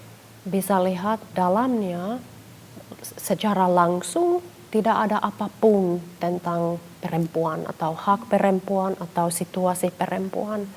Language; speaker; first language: Indonesian; non-native, fluent; Finnish